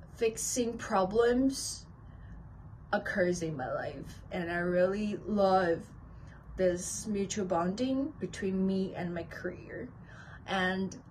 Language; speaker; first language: English; non-native, learner; Chinese